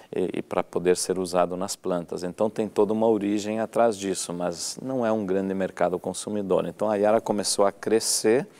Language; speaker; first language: Portuguese; native; Portuguese